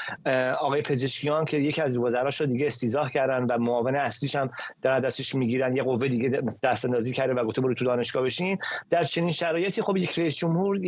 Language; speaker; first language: Persian; native; Persian